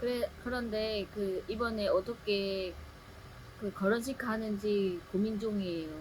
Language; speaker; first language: Korean; non-native, learner; Vietnamese